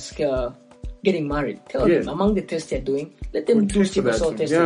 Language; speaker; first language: English; non-native, local second language; Ganda